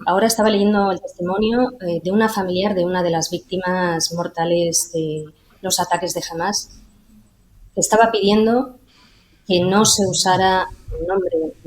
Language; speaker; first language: Spanish; native; Spanish